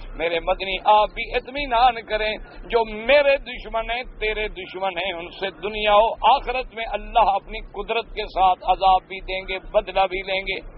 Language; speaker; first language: Urdu; non-native, local second language; Punjabi